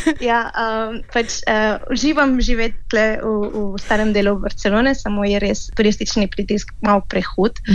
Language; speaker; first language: Slovenian; early bilingual, heritage; Catalan